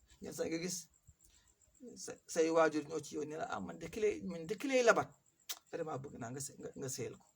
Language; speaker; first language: Wolof; non-native, local second language; Fula